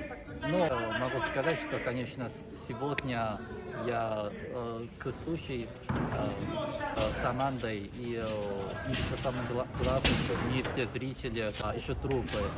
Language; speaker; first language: Russian; non-native, fluent; Korean